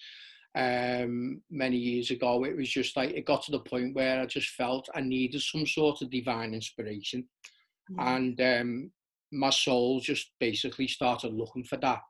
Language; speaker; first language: English; native; English